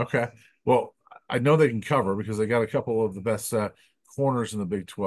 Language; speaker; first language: English; native; English